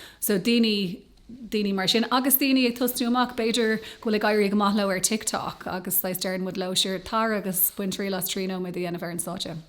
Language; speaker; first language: Irish; non-native, local second language; English